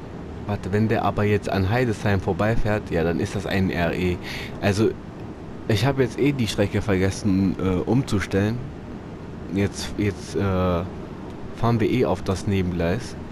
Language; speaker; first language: German; native; German